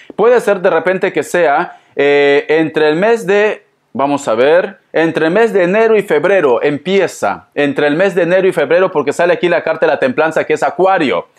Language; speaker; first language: Spanish; native; Spanish